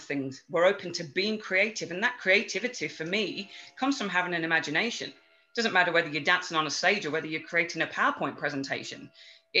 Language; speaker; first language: English; native; English